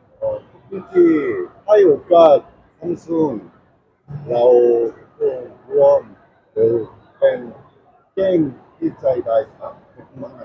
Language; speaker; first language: Thai; non-native, learner; Korean